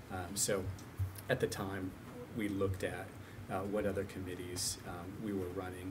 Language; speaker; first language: English; native; English